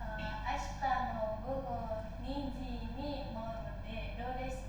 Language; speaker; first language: Japanese; non-native, learner; Indonesian